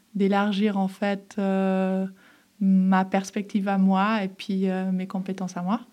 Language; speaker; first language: French; early bilingual, other home language; German